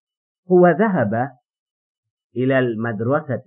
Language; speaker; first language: Arabic; non-native, fluent; English